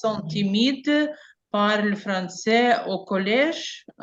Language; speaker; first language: French; non-native, learner; Ukrainian